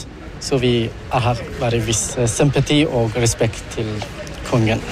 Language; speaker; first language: Norwegian; non-native, learner; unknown